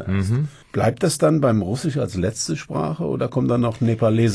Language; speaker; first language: German; native; German